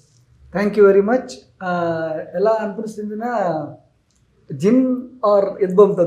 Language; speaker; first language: Telugu; non-native, learner; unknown